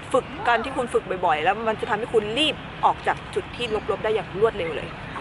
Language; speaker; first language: Thai; native; Thai